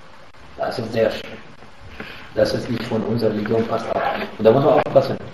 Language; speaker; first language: German; non-native, fluent; Arabic